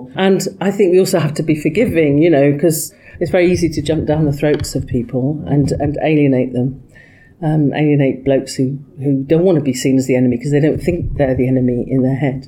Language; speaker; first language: English; native; English